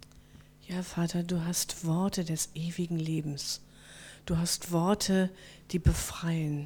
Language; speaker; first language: German; native; German